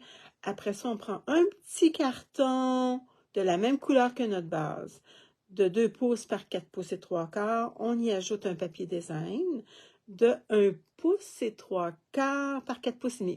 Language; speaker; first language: French; native; French